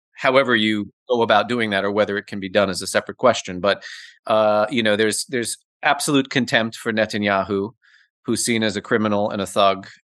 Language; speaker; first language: English; native; English